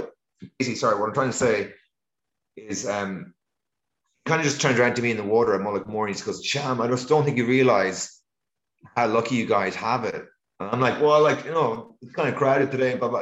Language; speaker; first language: English; native; English